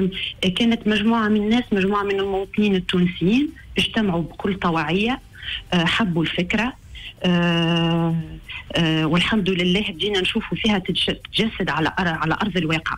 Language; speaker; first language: Arabic; native; Arabic